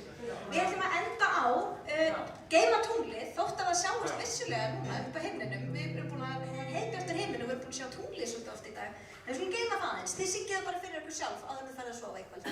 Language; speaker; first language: Icelandic; native; Icelandic